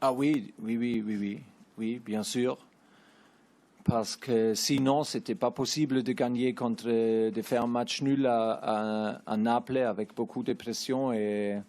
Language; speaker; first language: French; non-native, learner; German